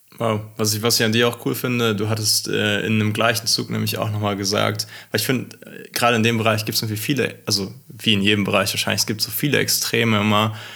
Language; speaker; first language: German; native; German